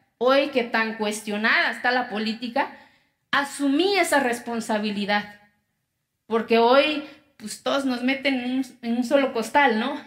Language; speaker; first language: Spanish; non-native, local second language; Zapotec